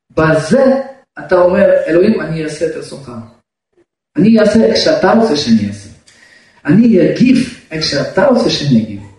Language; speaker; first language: Hebrew; non-native, fluent; Russian